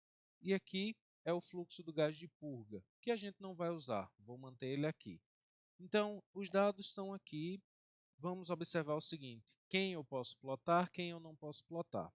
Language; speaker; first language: Portuguese; native; Portuguese